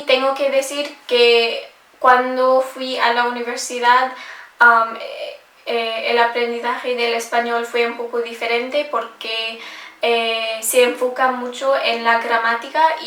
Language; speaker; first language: Spanish; non-native, learner; English